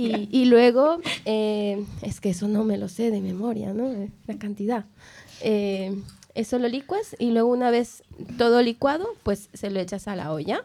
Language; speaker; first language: Spanish; native; Spanish